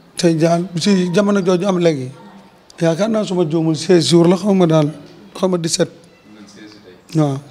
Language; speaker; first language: Wolof; native; Wolof